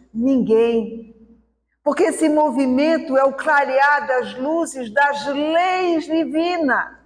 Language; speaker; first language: Portuguese; native; Portuguese